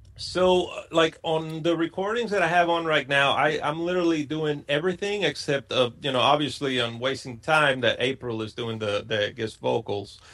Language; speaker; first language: English; non-native, fluent; Spanish